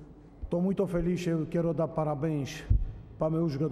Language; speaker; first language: Portuguese; non-native, fluent; Romanian